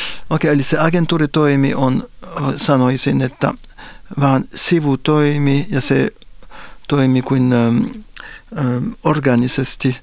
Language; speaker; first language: Finnish; non-native, fluent; French